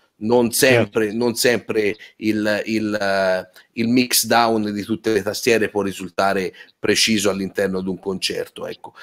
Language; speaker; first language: Italian; native; Italian